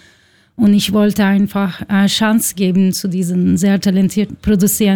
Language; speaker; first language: German; non-native, learner; Turkish